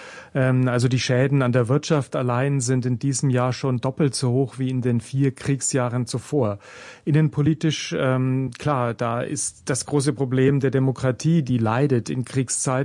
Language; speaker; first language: German; native; German